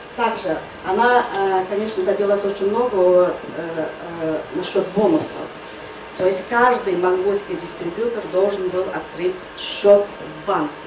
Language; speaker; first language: Russian; non-native, fluent; Mongolian